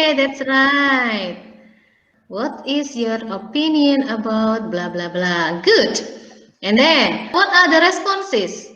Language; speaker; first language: English; non-native, learner; Indonesian